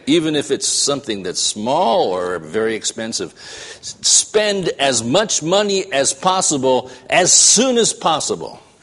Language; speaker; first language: English; native; English